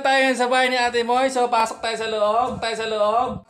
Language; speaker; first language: Filipino; native; Filipino